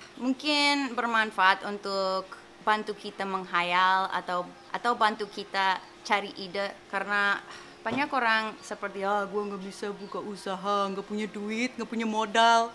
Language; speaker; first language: Indonesian; non-native, fluent; English